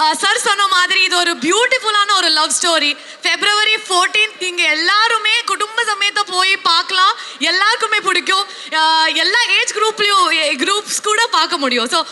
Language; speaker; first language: Tamil; non-native, learner; Kannada